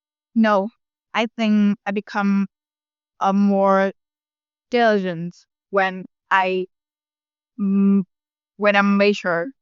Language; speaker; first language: English; non-native, learner; Vietnamese